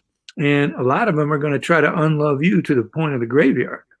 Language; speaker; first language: English; native; English